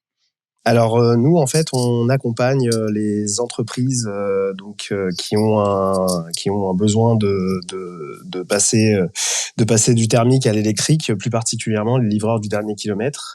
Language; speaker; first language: French; native; French